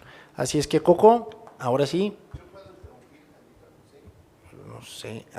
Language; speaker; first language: Spanish; native; Spanish